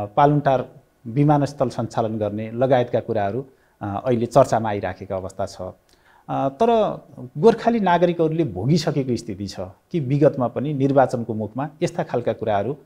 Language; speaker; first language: Nepali; native; Nepali